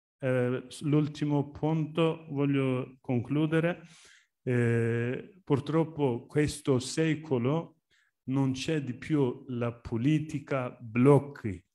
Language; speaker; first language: Italian; non-native, learner; Turkish